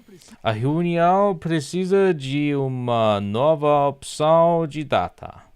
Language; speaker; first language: Portuguese; non-native, learner; English